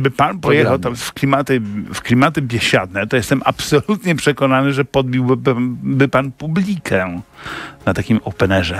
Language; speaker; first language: Polish; native; Polish